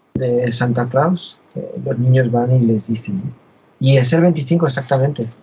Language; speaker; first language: Spanish; native; Spanish